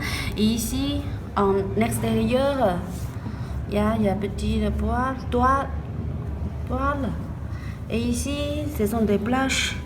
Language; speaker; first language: French; non-native, fluent; Chinese